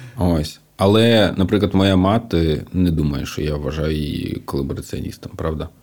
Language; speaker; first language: Ukrainian; non-native, local second language; Russian